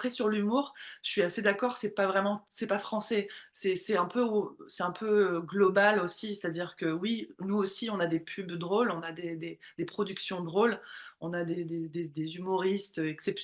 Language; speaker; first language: French; native; French